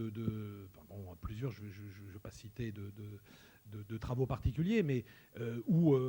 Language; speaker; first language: French; native; French